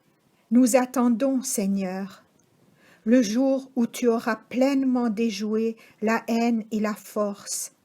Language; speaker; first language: French; native; French